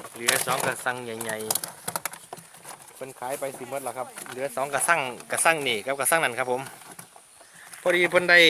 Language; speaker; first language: Thai; native; Thai